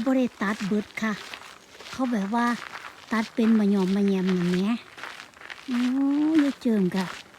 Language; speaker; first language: Thai; non-native, local second language; Northeastern Thai